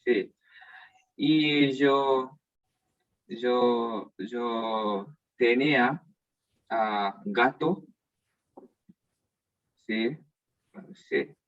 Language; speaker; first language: Spanish; non-native, learner; English